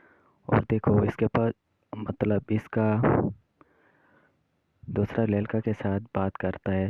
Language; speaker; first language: Hindi; non-native, local second language; Kok Borok